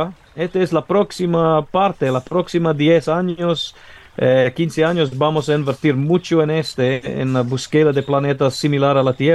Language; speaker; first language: Spanish; non-native, fluent; English